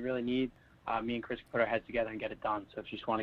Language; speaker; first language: English; native; English